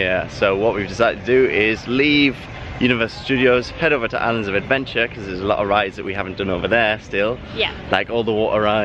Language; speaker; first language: English; native; English